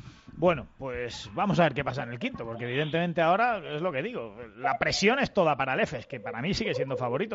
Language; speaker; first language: Spanish; native; Spanish